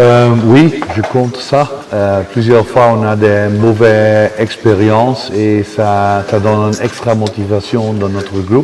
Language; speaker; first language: French; non-native, fluent; Dutch